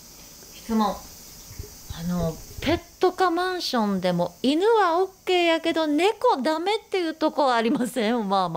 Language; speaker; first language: Japanese; native; Japanese